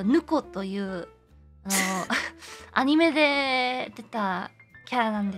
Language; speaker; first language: Japanese; non-native, learner; English